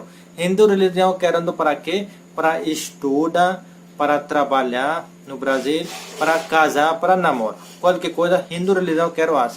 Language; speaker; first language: Portuguese; non-native, learner; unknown